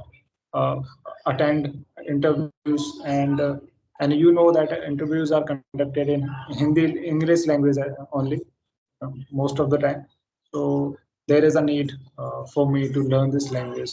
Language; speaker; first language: English; non-native, fluent; Hindi